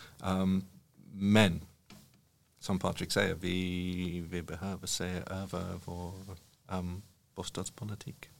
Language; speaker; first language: Swedish; non-native, fluent; English